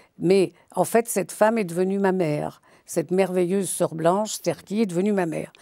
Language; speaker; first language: French; early bilingual, other home language; Yiddish